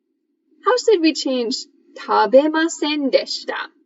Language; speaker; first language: Japanese; non-native, fluent; English